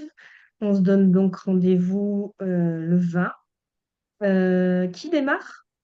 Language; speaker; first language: French; native; French